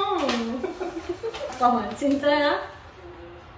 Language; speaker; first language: Korean; non-native, learner; Indonesian